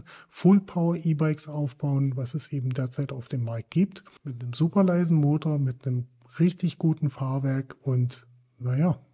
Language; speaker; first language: German; native; German